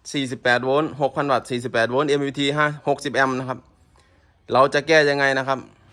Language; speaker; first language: Thai; native; Thai